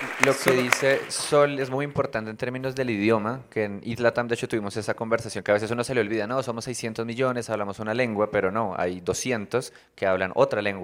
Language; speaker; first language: Spanish; native; Spanish